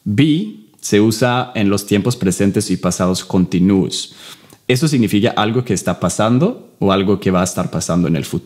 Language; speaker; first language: Spanish; non-native, fluent; English